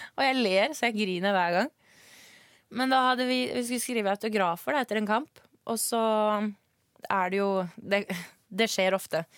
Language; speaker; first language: Norwegian; early bilingual, other home language; Swedish